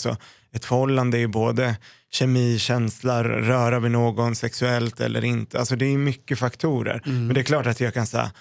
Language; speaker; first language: Swedish; early bilingual, other home language; Arabic